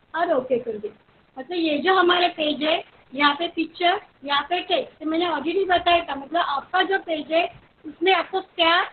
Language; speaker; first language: Hindi; non-native, local second language; Marathi